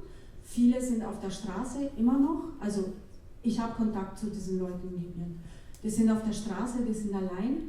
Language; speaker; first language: German; non-native, fluent; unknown